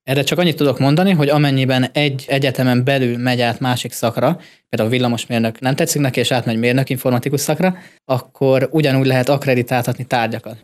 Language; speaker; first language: Hungarian; native; Hungarian